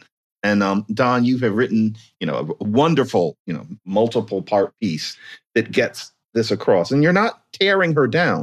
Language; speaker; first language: English; native; English